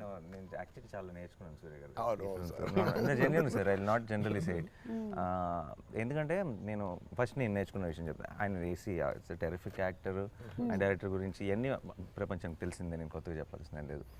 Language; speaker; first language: Telugu; native; Telugu